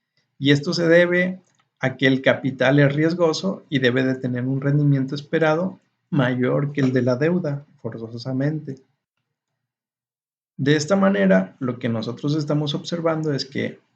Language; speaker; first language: Spanish; native; Spanish